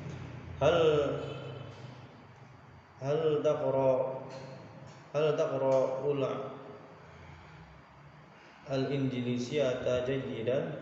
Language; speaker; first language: Arabic; non-native, learner; Indonesian